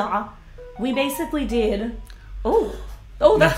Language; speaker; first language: English; native; English